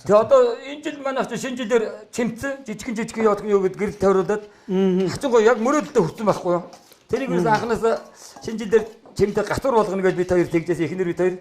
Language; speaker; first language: Mongolian; native; Mongolian